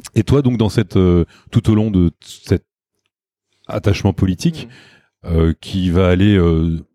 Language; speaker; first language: French; native; French